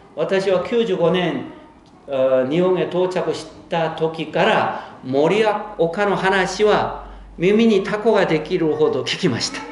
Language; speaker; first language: Japanese; non-native, fluent; Korean